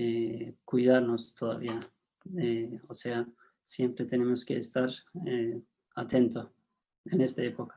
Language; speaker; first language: Spanish; non-native, fluent; Turkish